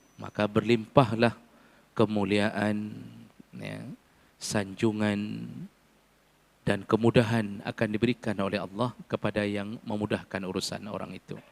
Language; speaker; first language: Malay; non-native, local second language; Achinese